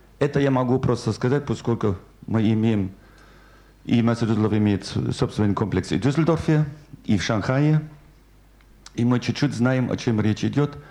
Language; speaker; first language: Russian; non-native, fluent; German